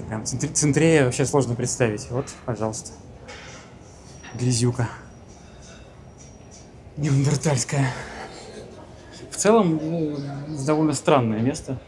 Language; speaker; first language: Russian; native; Russian